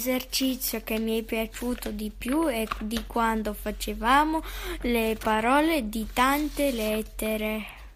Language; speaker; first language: Italian; early bilingual, other home language; Russian